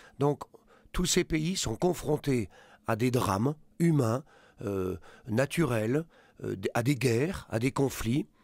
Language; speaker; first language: French; native; French